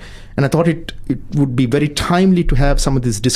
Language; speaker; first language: English; non-native, local second language; Sinhala